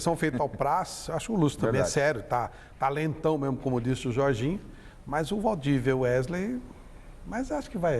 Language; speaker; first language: Portuguese; native; Portuguese